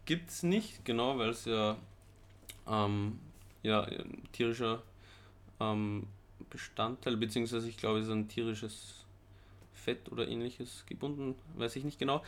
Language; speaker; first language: German; native; German